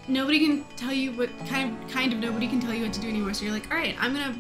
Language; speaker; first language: English; native; English